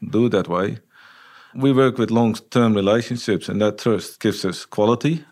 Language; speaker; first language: English; non-native, fluent; Dutch